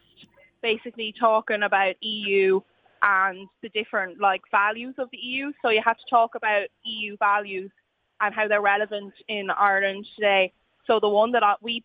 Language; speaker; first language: English; native; English